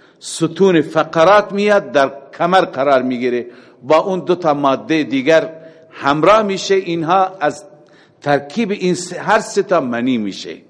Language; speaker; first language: Persian; native; Persian